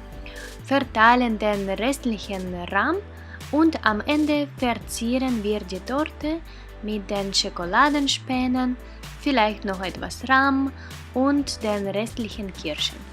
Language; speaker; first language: German; non-native, fluent; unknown